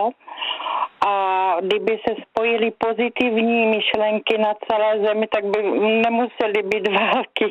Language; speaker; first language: Czech; native; Czech